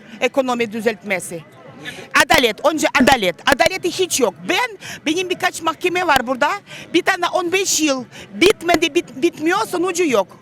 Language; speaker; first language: Turkish; non-native, local second language; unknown